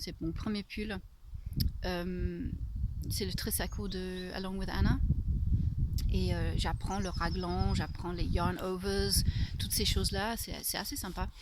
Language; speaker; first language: French; non-native, fluent; English